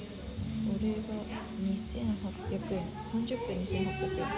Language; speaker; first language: Japanese; native; Japanese